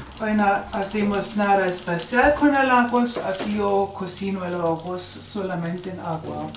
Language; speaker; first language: Spanish; non-native, fluent; Swedish